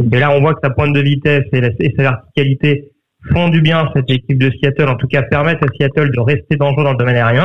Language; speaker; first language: French; native; French